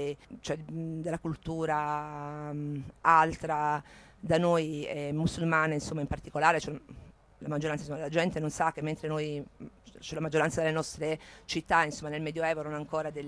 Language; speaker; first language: Italian; native; Italian